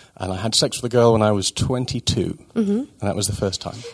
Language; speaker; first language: English; native; English